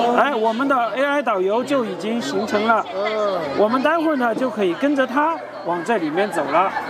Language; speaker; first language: Chinese; native; Chinese